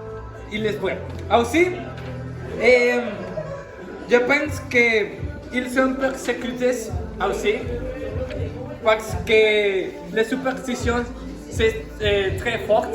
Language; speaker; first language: French; non-native, learner; Spanish